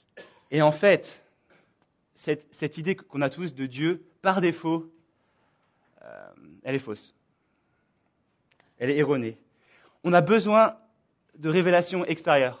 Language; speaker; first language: French; native; French